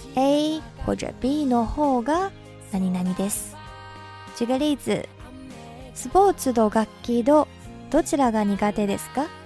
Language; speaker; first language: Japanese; non-native, fluent; Chinese